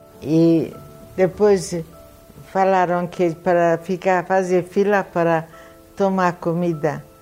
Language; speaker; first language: Portuguese; non-native, fluent; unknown